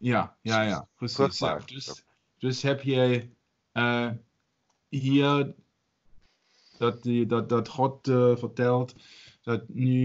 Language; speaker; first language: Dutch; non-native, learner; German